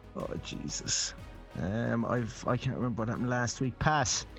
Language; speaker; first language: English; native; English